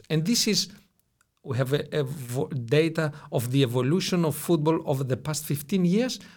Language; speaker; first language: English; non-native, fluent; Greek